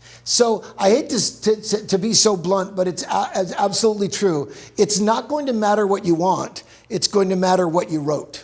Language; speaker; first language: English; native; English